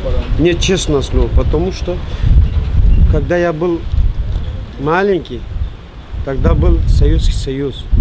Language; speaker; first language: Russian; non-native, learner; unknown